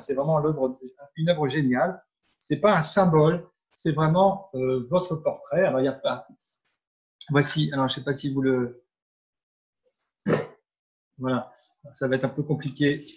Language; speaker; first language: French; native; French